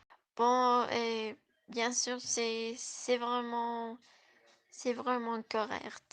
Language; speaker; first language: French; non-native, learner; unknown